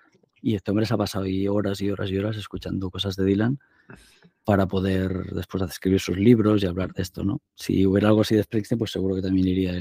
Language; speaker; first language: Spanish; native; Spanish